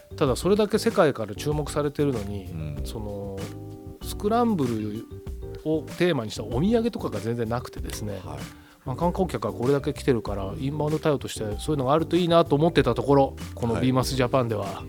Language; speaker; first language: Japanese; native; Japanese